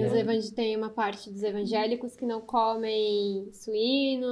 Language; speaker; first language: Portuguese; native; Portuguese